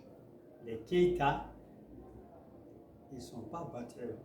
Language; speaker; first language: French; non-native, local second language; Mandingo